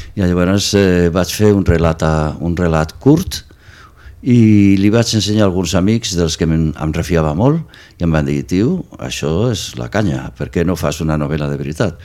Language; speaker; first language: Catalan; non-native, local second language; Spanish